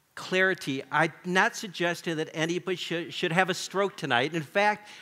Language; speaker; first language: English; native; English